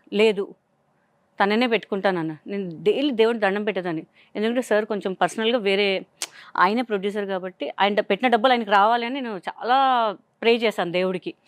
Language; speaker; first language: Telugu; non-native, local second language; Hindi